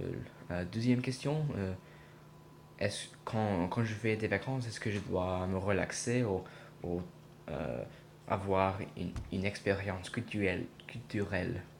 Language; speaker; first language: French; non-native, learner; English